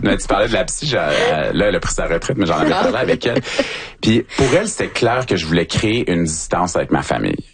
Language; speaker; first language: French; native; French